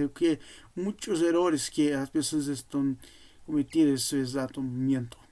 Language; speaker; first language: Portuguese; non-native, learner; Spanish